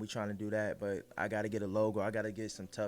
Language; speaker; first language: English; native; English